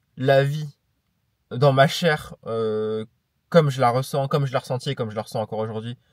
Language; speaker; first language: French; native; French